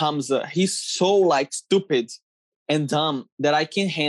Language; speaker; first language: English; non-native, learner; Portuguese